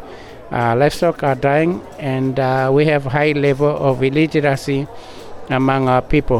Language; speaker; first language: English; non-native, local second language; Masai